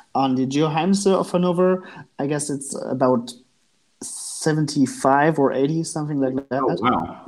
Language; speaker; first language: English; non-native, fluent; German